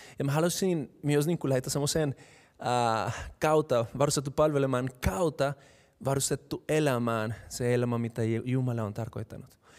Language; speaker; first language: Finnish; non-native, fluent; Spanish